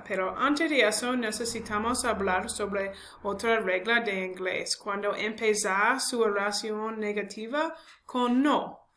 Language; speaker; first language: Spanish; non-native, learner; English